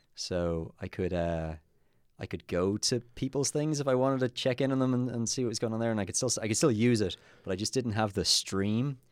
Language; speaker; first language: English; native; English